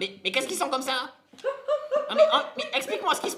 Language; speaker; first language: French; native; French